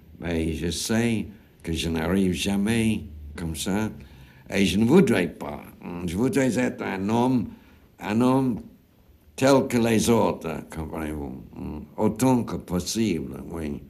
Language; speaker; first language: French; non-native, fluent; English